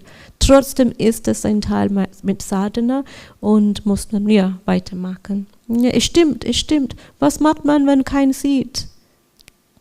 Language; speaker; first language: German; non-native, learner; English